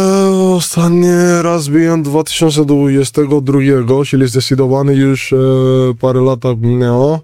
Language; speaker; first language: Polish; non-native, learner; Spanish